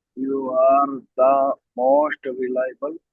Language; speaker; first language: English; non-native, learner; Hindi